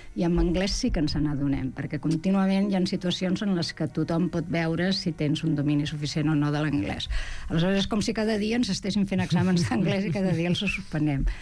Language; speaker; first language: Catalan; native; Catalan